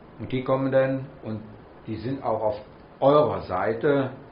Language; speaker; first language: German; native; German